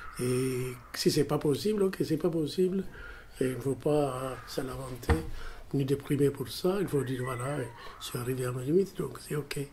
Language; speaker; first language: French; non-native, fluent; Amharic